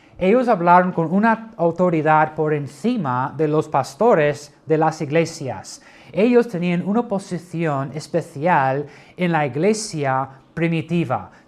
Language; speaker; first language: Spanish; non-native, fluent; English